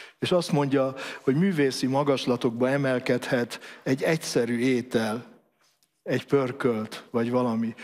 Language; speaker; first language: Hungarian; native; Hungarian